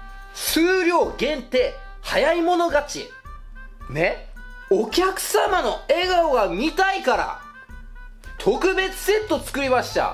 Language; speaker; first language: Japanese; native; Japanese